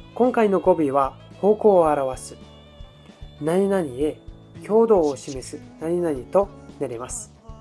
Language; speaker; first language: Japanese; non-native, fluent; Mongolian